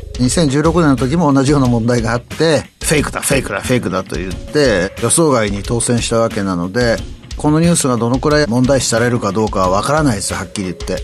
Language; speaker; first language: Japanese; native; Japanese